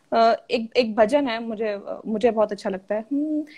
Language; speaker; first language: Hindi; non-native, local second language; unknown